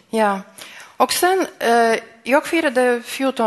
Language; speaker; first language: Swedish; non-native, fluent; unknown